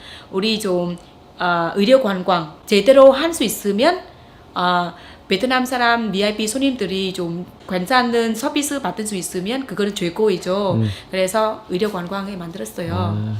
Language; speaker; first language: Korean; non-native, fluent; Vietnamese